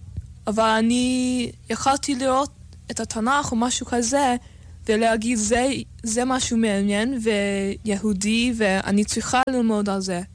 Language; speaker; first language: Hebrew; non-native, learner; English